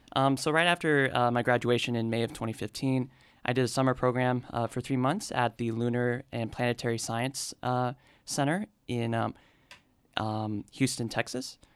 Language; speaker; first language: English; native; English